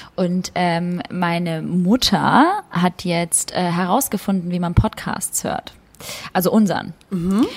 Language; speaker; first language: German; early bilingual, other home language; Albanian